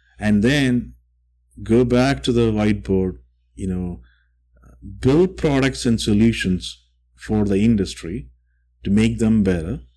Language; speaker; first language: English; non-native, local second language; Malayalam